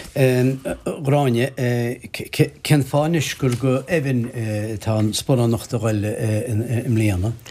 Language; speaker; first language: Irish; native; Irish